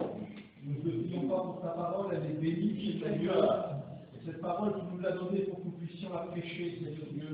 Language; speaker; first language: French; native; French